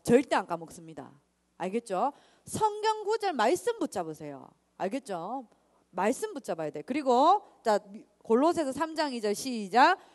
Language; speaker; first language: Korean; native; Korean